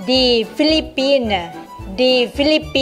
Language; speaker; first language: German; non-native, learner; Thai